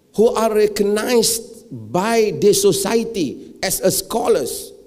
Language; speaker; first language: English; non-native, local second language; Malay